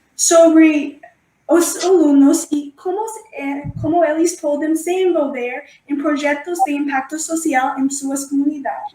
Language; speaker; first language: Portuguese; non-native, fluent; English